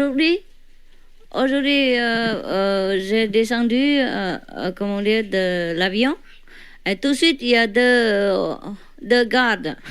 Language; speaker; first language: French; non-native, learner; Vietnamese